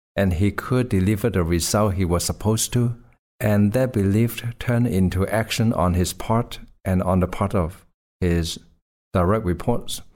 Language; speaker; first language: English; non-native, local second language; Cantonese